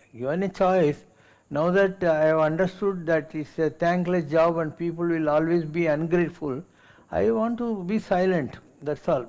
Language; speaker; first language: English; non-native, local second language; Tamil